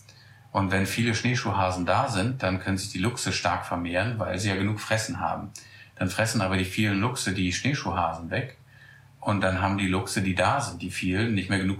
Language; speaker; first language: German; native; German